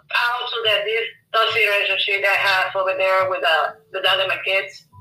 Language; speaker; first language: English; non-native, learner; Spanish